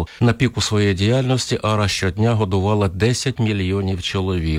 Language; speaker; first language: Ukrainian; native; Ukrainian